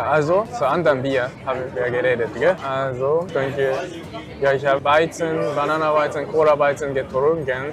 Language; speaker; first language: German; non-native, learner; Japanese